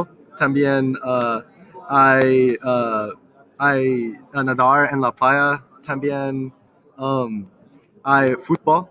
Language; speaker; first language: Spanish; non-native, learner; English